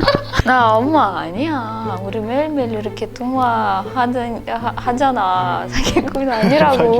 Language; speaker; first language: Korean; non-native, learner; Russian